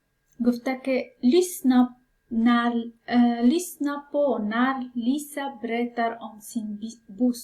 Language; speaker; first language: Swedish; non-native, fluent; Persian